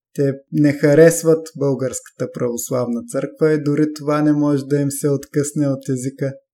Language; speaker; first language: Bulgarian; native; Bulgarian